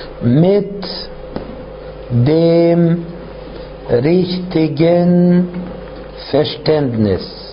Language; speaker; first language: German; non-native, fluent; Arabic